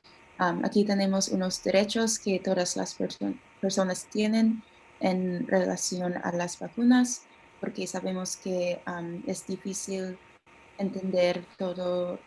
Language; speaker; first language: Spanish; non-native, learner; English